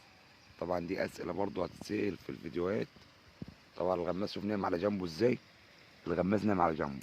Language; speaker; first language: Arabic; native; Arabic